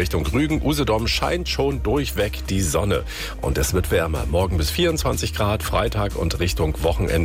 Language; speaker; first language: German; native; German